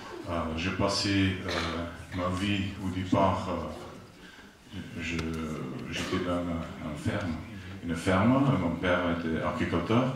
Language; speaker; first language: French; non-native, fluent; Afrikaans